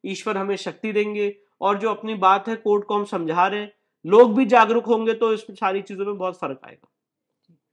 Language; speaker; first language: Hindi; native; Hindi